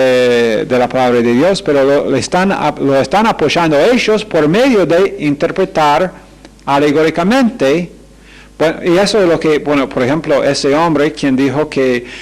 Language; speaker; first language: Spanish; non-native, fluent; English